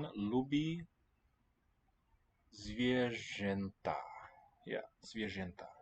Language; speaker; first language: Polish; non-native, learner; English